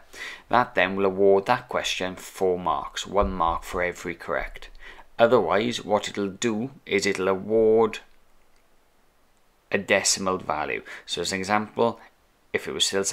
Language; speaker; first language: English; native; English